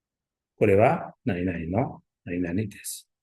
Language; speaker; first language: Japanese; non-native, learner; Uzbek